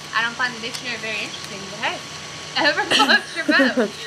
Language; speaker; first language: English; native; English